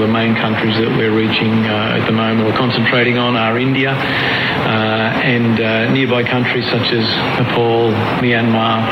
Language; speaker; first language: English; native; English